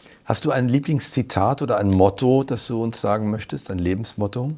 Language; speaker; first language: German; native; German